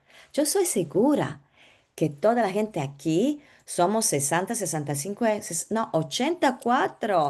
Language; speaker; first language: Spanish; non-native, learner; Italian